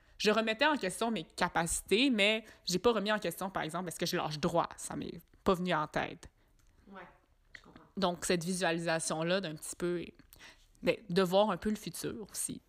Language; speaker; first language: French; native; French